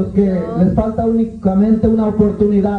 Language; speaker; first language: Spanish; native; Spanish